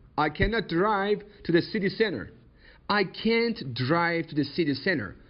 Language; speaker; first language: English; non-native, fluent; Persian